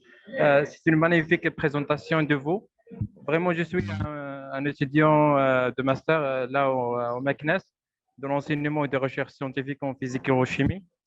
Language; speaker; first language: French; non-native, local second language; Arabic